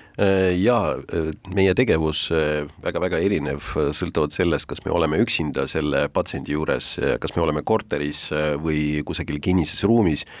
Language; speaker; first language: Estonian; non-native, local second language; Russian